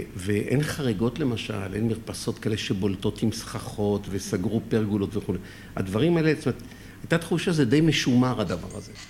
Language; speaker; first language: Hebrew; early bilingual, other home language; French